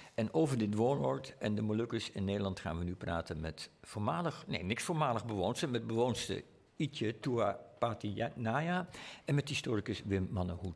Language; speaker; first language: Dutch; native; Dutch